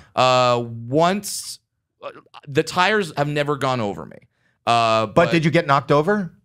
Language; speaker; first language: English; native; English